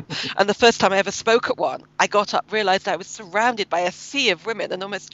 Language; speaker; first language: English; native; English